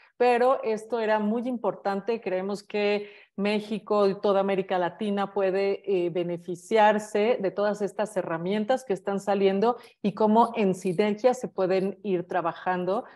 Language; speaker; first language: Spanish; native; Spanish